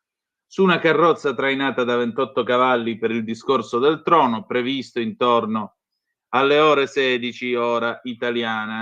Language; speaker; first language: Italian; native; Italian